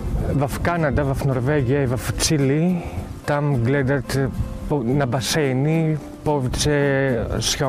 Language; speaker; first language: Bulgarian; non-native, fluent; Greek